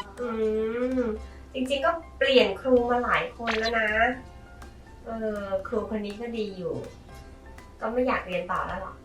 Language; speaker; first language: Thai; native; Thai